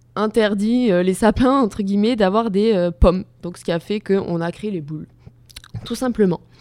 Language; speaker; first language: French; native; French